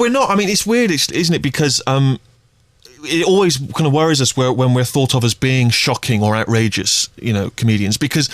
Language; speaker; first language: English; native; English